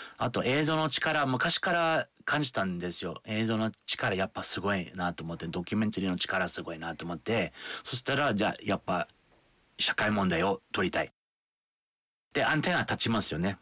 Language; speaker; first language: Japanese; non-native, fluent; English